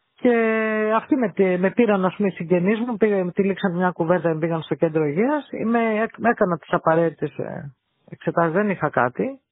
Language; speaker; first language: Greek; native; Greek